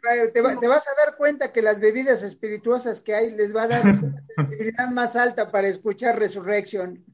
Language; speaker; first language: Spanish; native; Spanish